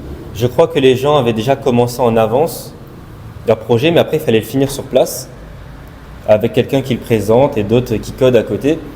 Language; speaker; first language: French; non-native, local second language; Malagasy